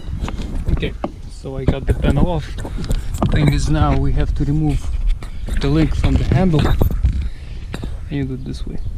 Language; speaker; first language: English; non-native, fluent; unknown